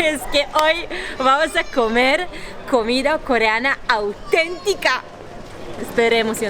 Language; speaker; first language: Spanish; non-native, fluent; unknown